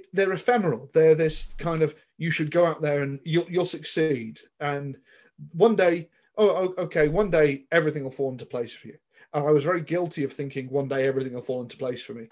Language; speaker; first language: English; native; English